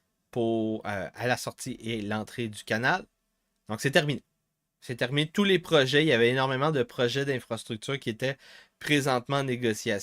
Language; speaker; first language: French; native; French